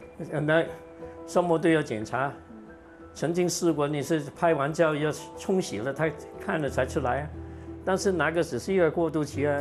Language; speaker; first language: Chinese; non-native, local second language; Cantonese